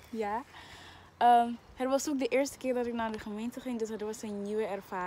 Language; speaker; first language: Dutch; early bilingual, other home language; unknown